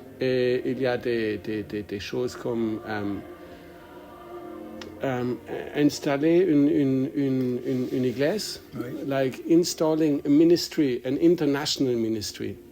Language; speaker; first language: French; non-native, learner; English